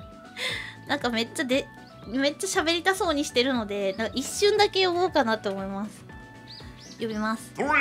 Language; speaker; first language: Japanese; native; Japanese